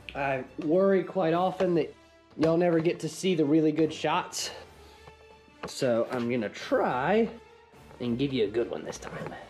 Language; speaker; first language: English; native; English